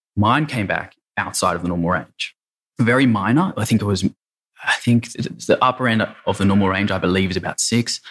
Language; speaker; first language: English; native; English